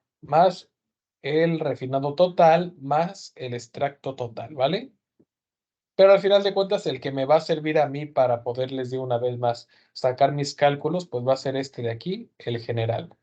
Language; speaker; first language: Spanish; native; Spanish